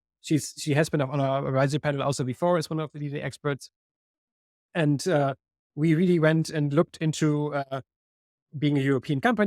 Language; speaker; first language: English; non-native, fluent; German